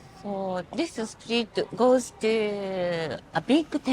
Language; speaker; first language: English; non-native, learner; Japanese